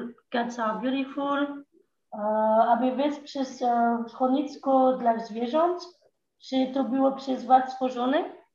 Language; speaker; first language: Polish; non-native, fluent; French